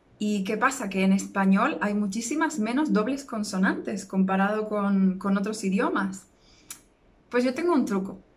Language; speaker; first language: Spanish; native; Spanish